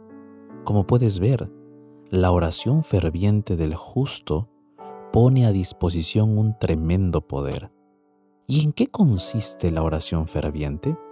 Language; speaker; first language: Spanish; native; Spanish